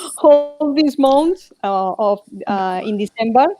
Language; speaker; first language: English; non-native, learner; Spanish